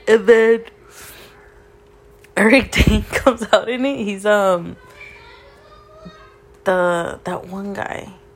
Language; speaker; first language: English; early bilingual, other home language; Spanish